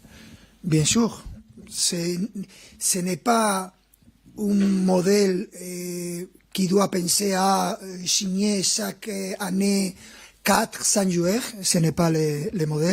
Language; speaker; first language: French; non-native, fluent; Spanish